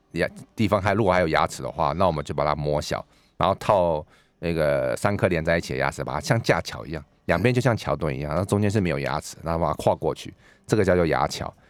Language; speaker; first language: Chinese; native; Chinese